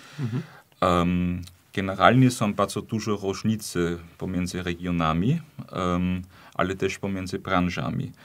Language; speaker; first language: Polish; non-native, fluent; German